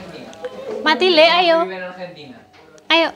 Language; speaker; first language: Indonesian; native; Indonesian